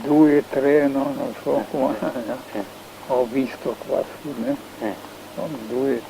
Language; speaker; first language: Italian; non-native, learner; Slovenian